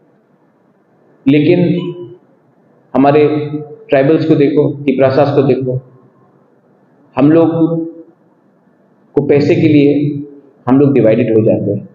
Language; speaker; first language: Hindi; non-native, local second language; Kok Borok